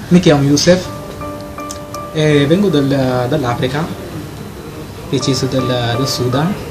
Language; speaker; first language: Italian; non-native, fluent; Arabic